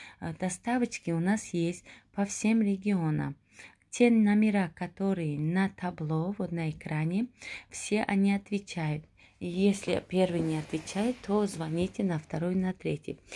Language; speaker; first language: Russian; non-native, local second language; Tajik